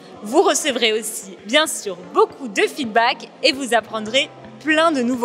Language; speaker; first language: French; native; French